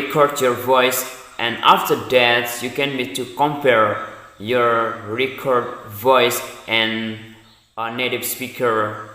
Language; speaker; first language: English; non-native, learner; Indonesian